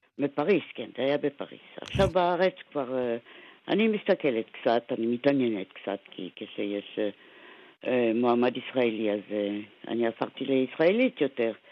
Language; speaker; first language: Hebrew; non-native, fluent; French